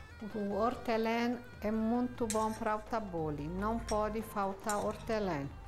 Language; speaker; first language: Portuguese; non-native, fluent; Arabic